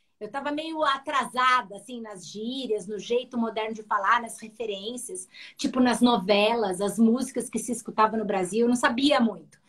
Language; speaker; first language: Portuguese; early bilingual, heritage; Portuguese